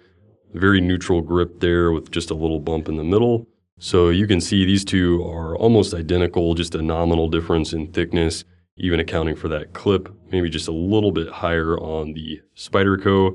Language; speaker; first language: English; native; English